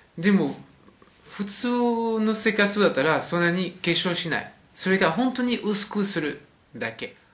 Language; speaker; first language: Japanese; non-native, fluent; French